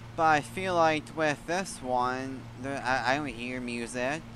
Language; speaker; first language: English; native; English